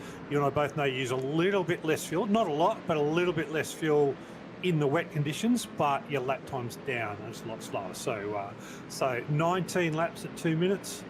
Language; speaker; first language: English; native; English